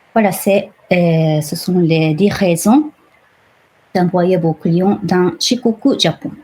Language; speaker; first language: French; non-native, fluent; Japanese